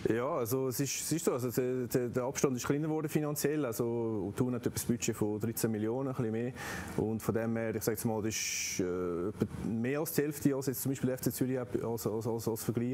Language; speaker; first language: German; native; German